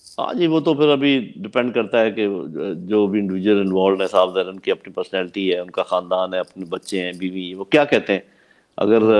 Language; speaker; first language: Urdu; non-native, local second language; Punjabi